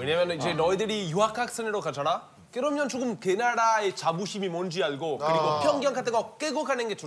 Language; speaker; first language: Korean; non-native, fluent; Italian